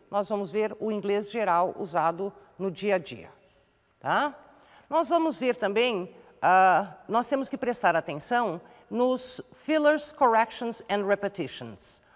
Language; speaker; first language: Portuguese; native; Portuguese